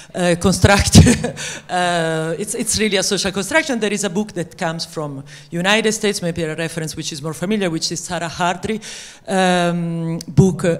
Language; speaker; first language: English; non-native, fluent; French